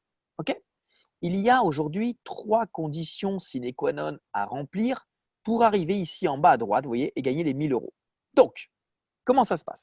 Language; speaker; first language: French; native; French